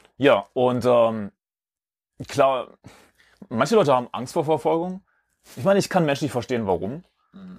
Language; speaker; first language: German; native; German